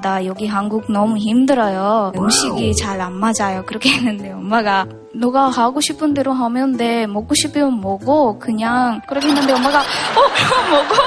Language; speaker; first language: Korean; non-native, learner; Sinhala